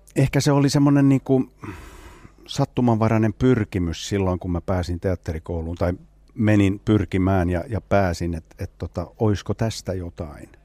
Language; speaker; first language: Finnish; native; Finnish